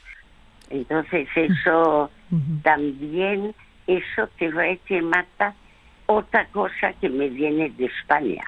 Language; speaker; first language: Spanish; early bilingual, other home language; French